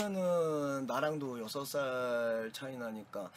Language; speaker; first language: Korean; native; Korean